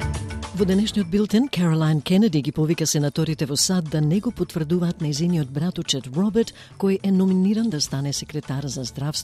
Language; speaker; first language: Macedonian; native; Macedonian